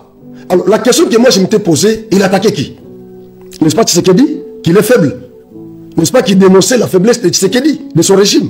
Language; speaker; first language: French; non-native, local second language; Lingala